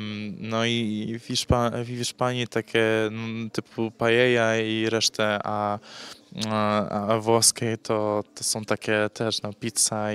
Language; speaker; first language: Polish; early bilingual, heritage; English